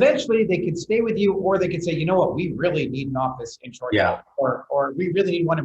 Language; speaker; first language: English; native; English